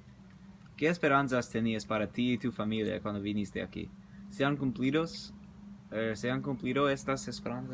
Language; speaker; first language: Spanish; early bilingual, heritage; English